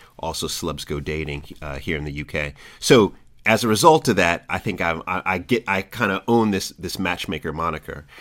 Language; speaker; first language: English; native; English